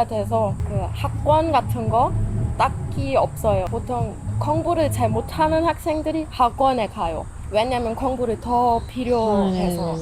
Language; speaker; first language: Korean; non-native, fluent; German